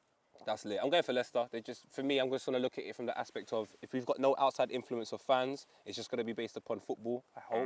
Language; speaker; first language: English; native; English